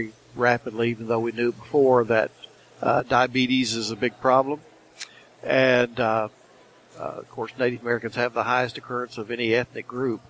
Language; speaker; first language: English; native; English